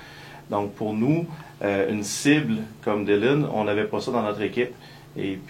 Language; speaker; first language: French; native; French